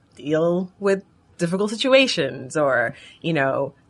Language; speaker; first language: English; non-native, fluent; Arabic